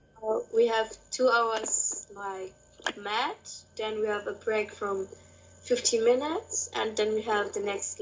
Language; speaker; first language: English; non-native, learner; Kurdish